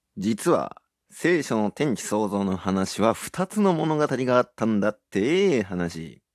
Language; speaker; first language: Japanese; native; Japanese